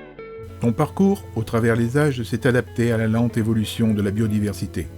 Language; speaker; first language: French; native; French